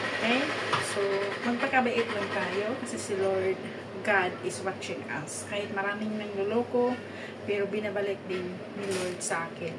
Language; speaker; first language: Filipino; non-native, local second language; Cebuano